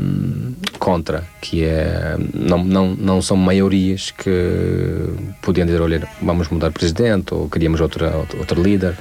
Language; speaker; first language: Portuguese; non-native, fluent; Tajik